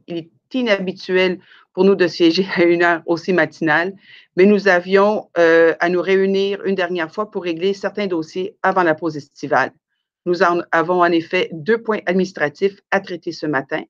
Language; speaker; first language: French; native; French